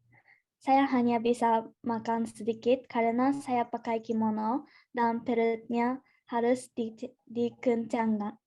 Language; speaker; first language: Indonesian; non-native, learner; Japanese